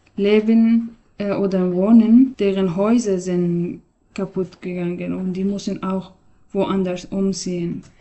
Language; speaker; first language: German; non-native, learner; Persian